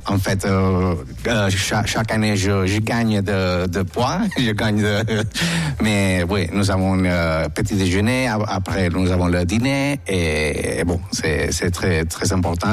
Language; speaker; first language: French; non-native, learner; Spanish